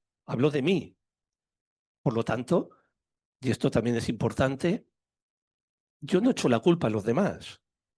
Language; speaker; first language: Spanish; native; Spanish